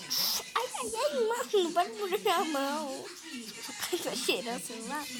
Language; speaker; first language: Portuguese; native; Portuguese